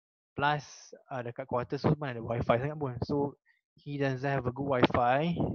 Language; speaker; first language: English; non-native, local second language; Malay